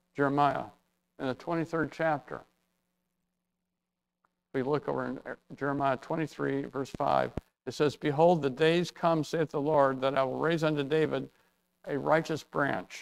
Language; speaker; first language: English; native; English